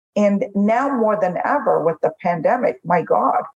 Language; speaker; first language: English; non-native, fluent; Arabic